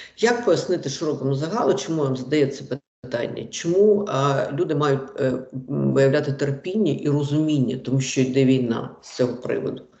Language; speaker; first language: Ukrainian; non-native, local second language; Russian